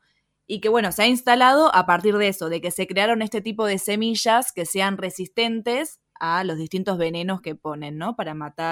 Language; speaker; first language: Spanish; native; Spanish